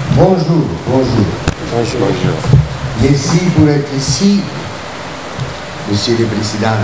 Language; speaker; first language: French; non-native, fluent; Italian